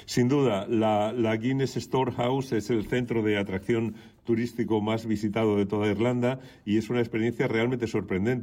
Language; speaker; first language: Spanish; native; Spanish